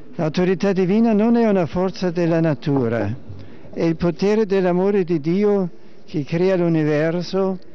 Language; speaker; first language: Italian; non-native, fluent; German